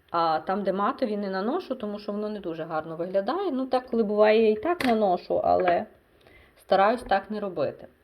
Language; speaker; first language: Ukrainian; non-native, local second language; Russian